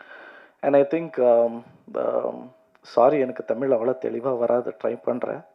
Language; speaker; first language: Tamil; non-native, learner; Kannada